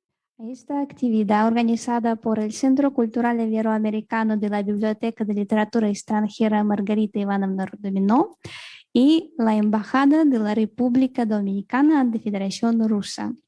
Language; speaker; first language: Spanish; non-native, fluent; Russian